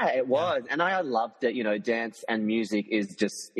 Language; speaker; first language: English; native; English